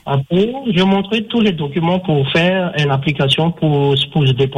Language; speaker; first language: French; non-native, learner; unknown